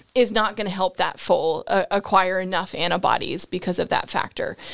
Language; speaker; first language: English; native; English